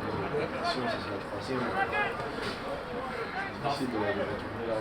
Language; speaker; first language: French; non-native, fluent; English